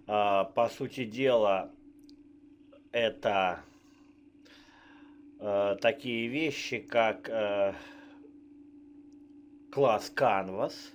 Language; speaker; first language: Russian; native; Russian